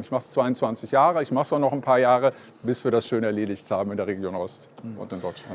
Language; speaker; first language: German; native; German